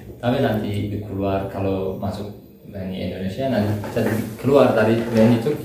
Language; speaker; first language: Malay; non-native, learner; Turkish